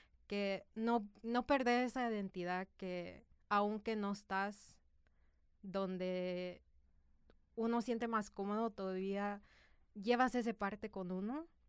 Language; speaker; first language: Spanish; early bilingual, other home language; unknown